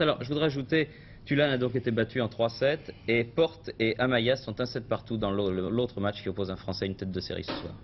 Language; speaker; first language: French; native; French